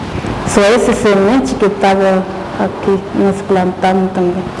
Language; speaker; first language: Portuguese; non-native, local second language; Guarani